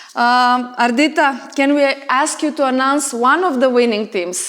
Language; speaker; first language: English; non-native, fluent; Macedonian